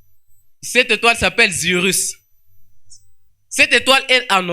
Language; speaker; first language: French; non-native, local second language; Swahili